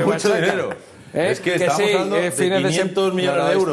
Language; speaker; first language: Spanish; native; Spanish